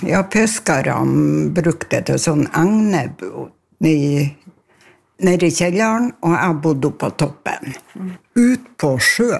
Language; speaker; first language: Norwegian; native; Norwegian